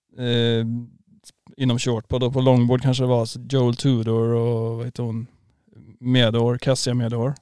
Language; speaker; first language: Swedish; native; Swedish